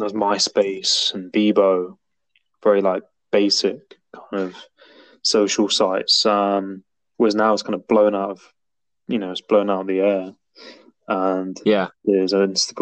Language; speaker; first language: English; native; English